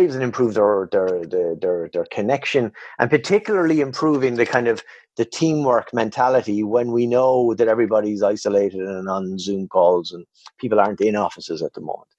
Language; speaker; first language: English; native; English